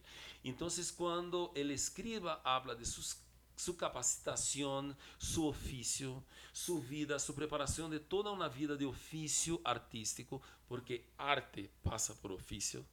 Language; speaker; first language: Spanish; non-native, fluent; Portuguese